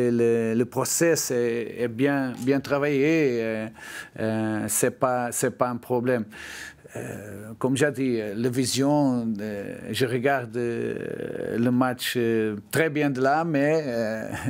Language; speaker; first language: French; non-native, learner; Portuguese